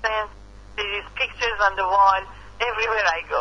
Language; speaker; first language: English; non-native, fluent; Persian